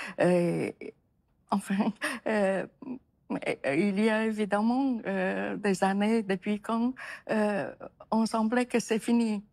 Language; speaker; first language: French; non-native, fluent; Romanian